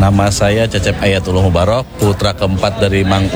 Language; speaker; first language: Indonesian; native; Indonesian